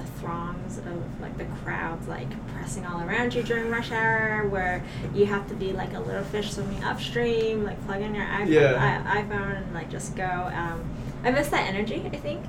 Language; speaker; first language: English; non-native, local second language; Cantonese